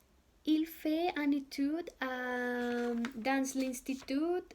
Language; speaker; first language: French; non-native, learner; Spanish